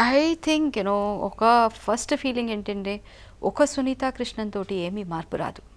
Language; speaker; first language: Telugu; non-native, local second language; Malayalam